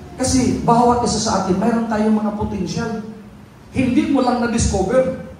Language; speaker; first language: Filipino; non-native, local second language; Cebuano